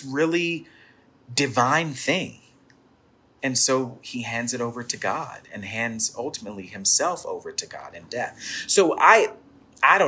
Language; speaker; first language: English; native; English